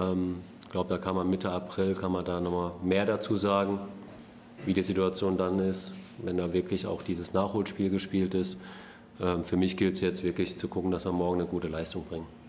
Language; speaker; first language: German; native; German